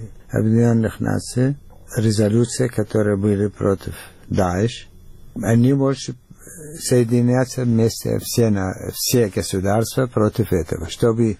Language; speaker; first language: Russian; non-native, fluent; Arabic